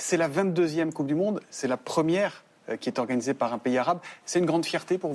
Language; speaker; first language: French; native; French